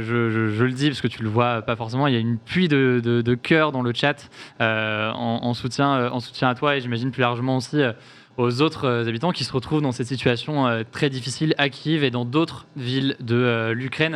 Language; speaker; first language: French; native; French